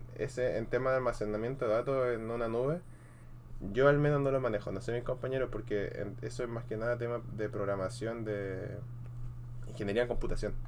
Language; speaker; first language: Spanish; native; Spanish